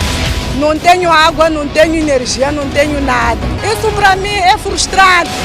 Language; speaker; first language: Portuguese; non-native, local second language; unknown